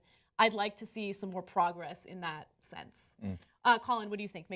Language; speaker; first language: English; native; English